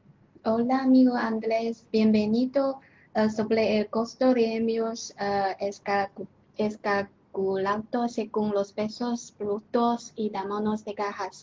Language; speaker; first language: Spanish; non-native, learner; Chinese